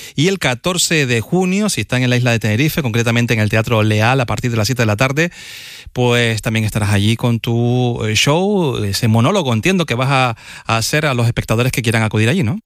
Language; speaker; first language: Spanish; native; Spanish